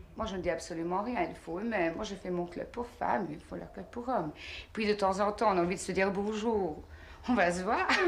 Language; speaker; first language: French; native; French